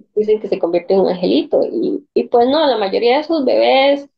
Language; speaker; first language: Spanish; native; Spanish